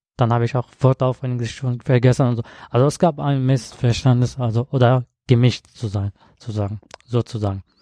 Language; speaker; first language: German; non-native, learner; Arabic